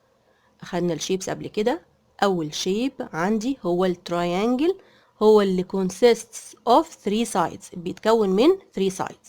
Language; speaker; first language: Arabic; native; Arabic